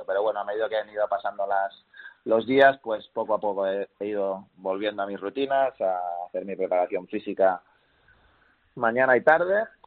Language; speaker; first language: Spanish; native; Spanish